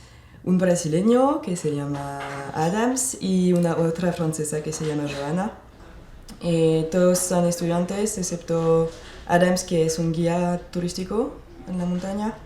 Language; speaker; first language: Spanish; non-native, fluent; French